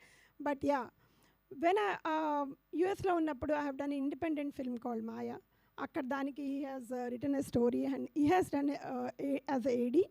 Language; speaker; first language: Telugu; native; Telugu